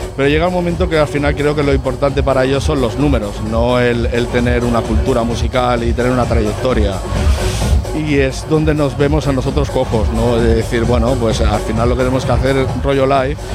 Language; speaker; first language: Spanish; native; Spanish